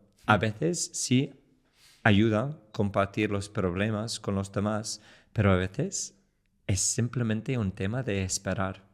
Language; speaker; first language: Spanish; non-native, fluent; English